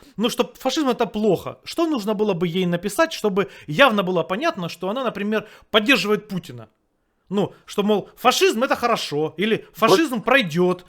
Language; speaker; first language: Russian; native; Russian